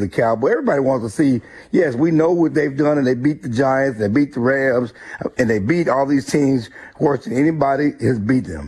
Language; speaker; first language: English; native; English